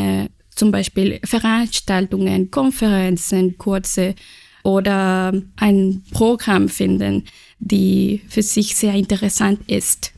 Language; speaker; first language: German; non-native, learner; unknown